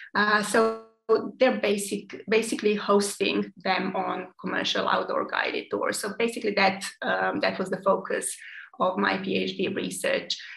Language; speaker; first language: English; non-native, fluent; Serbian